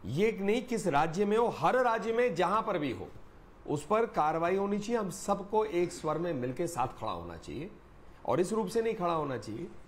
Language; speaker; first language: Hindi; native; Hindi